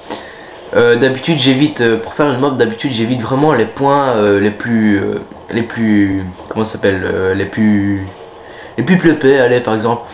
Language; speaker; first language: French; native; French